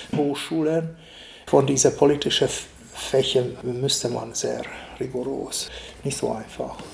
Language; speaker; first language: German; non-native, fluent; Hungarian